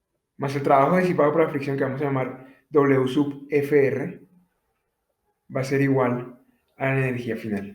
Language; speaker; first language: Spanish; native; Spanish